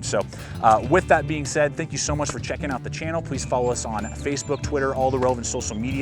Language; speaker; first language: English; native; English